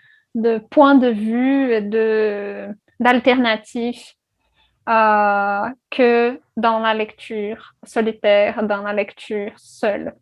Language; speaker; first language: French; non-native, fluent; Portuguese